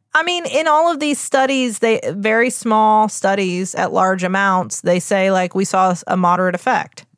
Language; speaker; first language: English; native; English